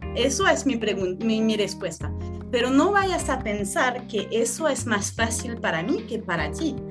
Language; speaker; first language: Spanish; non-native, fluent; French